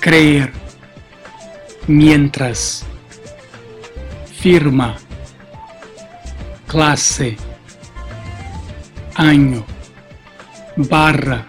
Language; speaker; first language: Spanish; non-native, fluent; Portuguese